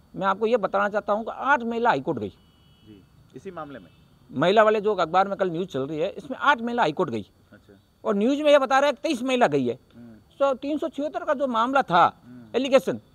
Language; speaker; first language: Hindi; native; Hindi